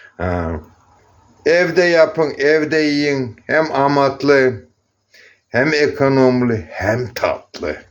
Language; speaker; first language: Turkish; non-native, learner; Azerbaijani